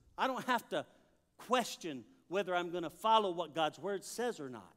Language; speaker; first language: English; native; English